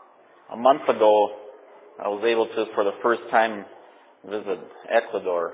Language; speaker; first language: English; native; English